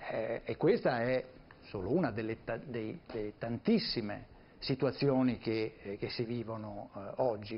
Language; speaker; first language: Italian; native; Italian